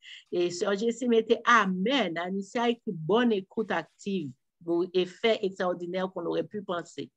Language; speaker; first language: French; non-native, local second language; Haitian Creole